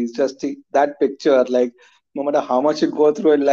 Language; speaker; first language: English; non-native, local second language; Hindi